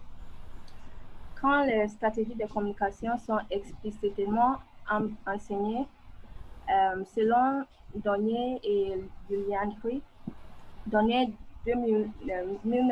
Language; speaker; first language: French; non-native, fluent; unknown